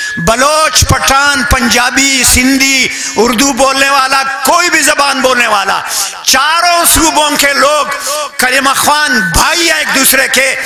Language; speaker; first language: Urdu; non-native, local second language; Brahui